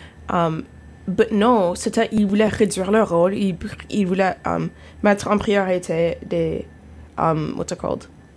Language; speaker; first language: French; non-native, fluent; English